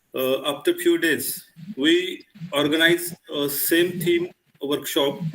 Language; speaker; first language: English; non-native, local second language; Marathi